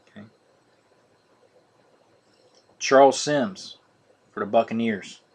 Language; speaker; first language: English; native; English